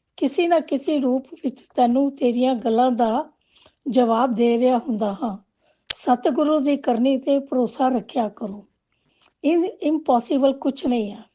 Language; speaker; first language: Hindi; non-native, local second language; Punjabi